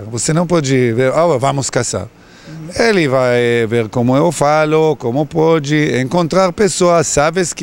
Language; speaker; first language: Portuguese; non-native, learner; Hebrew